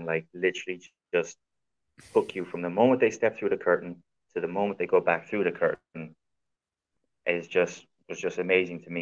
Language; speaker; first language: English; native; English